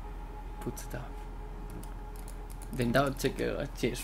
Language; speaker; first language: Chinese; non-native, fluent; English